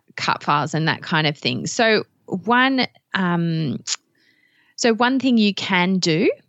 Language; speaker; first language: English; native; English